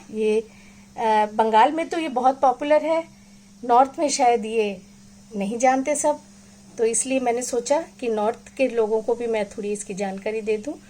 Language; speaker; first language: Hindi; non-native, local second language; Bangla